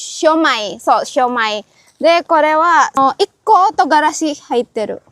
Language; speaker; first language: Japanese; non-native, learner; Indonesian